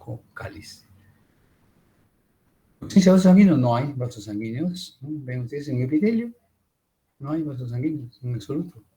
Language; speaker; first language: Spanish; native; Spanish